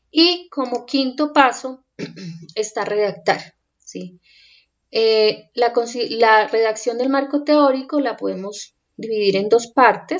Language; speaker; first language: Spanish; native; Spanish